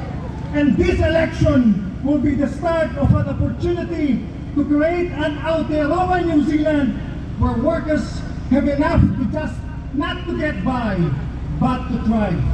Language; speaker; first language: English; non-native, local second language; Filipino